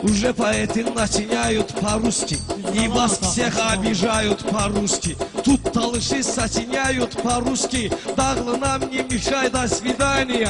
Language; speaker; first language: Russian; non-native, learner; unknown